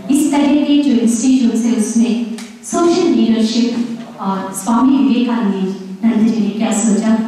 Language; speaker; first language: Hindi; native; Hindi